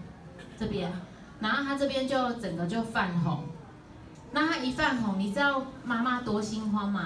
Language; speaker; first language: Chinese; native; Chinese